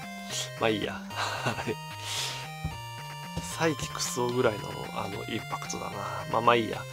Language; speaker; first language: Japanese; native; Japanese